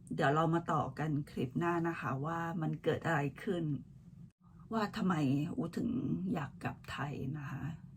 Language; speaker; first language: Thai; native; Thai